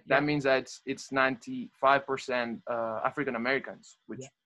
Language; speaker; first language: English; non-native, fluent; Spanish